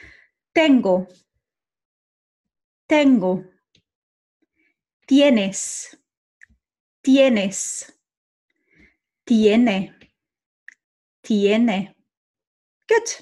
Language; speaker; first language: Spanish; non-native, fluent; English